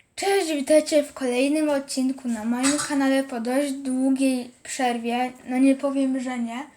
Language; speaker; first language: Polish; native; Polish